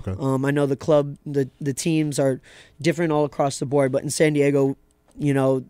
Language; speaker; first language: English; native; English